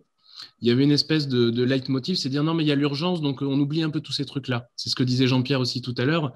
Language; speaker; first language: French; native; French